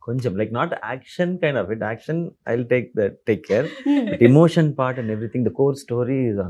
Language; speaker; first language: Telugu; non-native, learner; Tamil